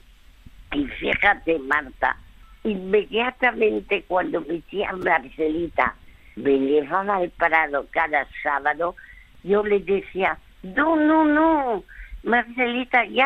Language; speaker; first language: Spanish; early bilingual, other home language; French